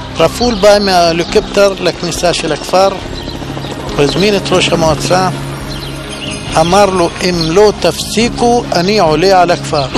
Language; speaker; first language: Hebrew; non-native, local second language; Arabic